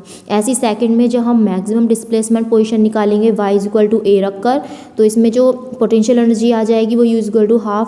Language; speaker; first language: Hindi; native; Hindi